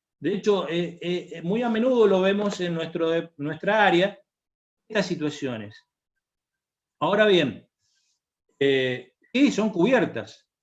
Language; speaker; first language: Spanish; native; Spanish